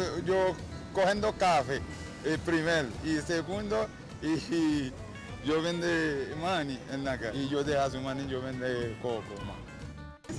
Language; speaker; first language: Spanish; non-native, learner; Haitian Creole